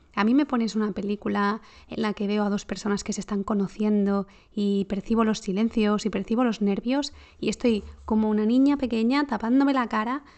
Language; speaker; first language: Spanish; native; Spanish